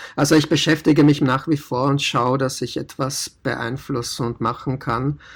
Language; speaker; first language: German; early bilingual, other home language; Czech